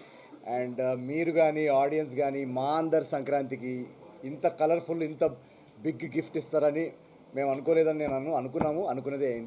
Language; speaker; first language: Telugu; native; Telugu